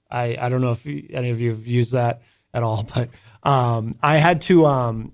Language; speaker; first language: English; native; English